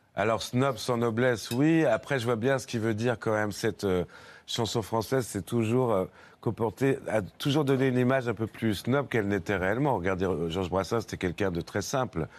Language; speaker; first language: French; native; French